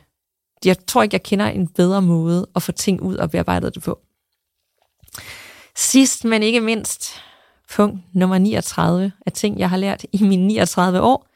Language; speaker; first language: Danish; native; Danish